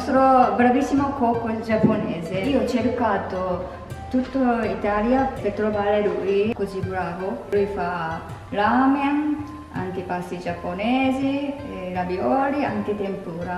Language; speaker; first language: Italian; non-native, learner; Japanese